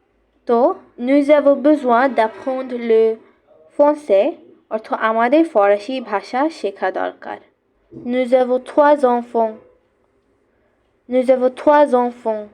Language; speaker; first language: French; non-native, fluent; Bangla